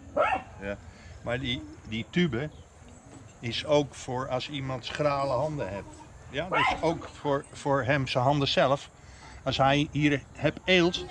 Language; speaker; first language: Dutch; non-native, fluent; Thai